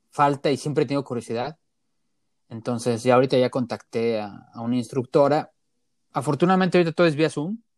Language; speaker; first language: Spanish; native; Spanish